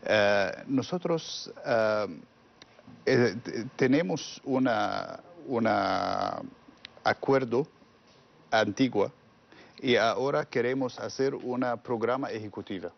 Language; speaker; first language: Spanish; non-native, learner; Arabic